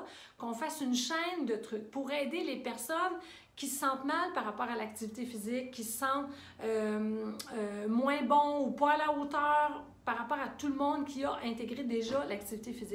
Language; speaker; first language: French; native; French